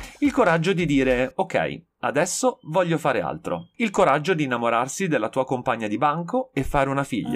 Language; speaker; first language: Italian; native; Italian